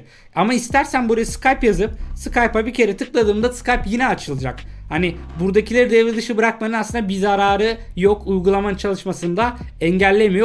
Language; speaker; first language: Turkish; native; Turkish